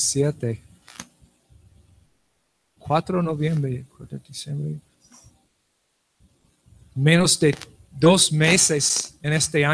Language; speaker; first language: Spanish; non-native, learner; English